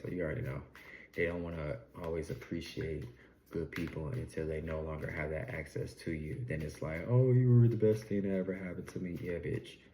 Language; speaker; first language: English; native; English